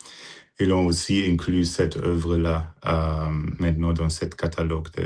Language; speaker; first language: French; non-native, fluent; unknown